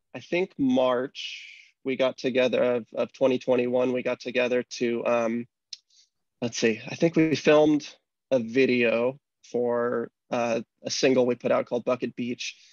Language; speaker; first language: English; native; English